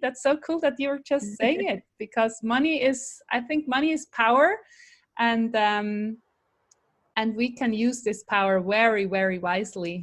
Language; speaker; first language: English; non-native, fluent; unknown